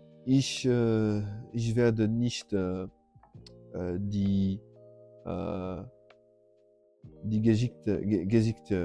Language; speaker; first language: German; non-native, learner; French